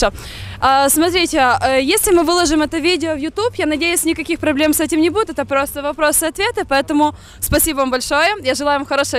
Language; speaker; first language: Russian; native; Russian